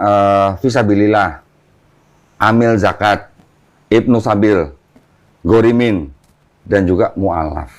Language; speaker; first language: Indonesian; native; Indonesian